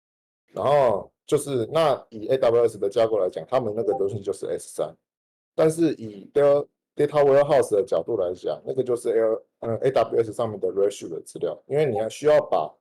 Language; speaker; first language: Chinese; native; Chinese